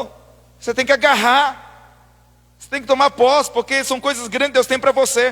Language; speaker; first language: Portuguese; native; Portuguese